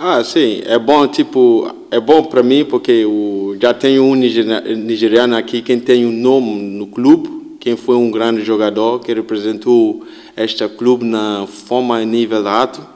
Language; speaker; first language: Portuguese; non-native, learner; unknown